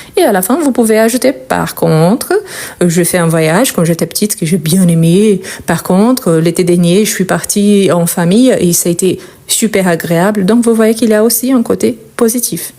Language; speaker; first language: French; non-native, fluent; Portuguese